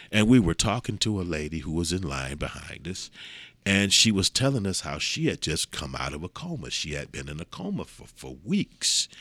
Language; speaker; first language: English; native; English